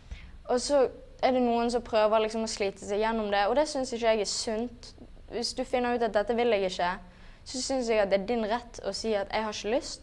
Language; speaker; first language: Norwegian; native; Norwegian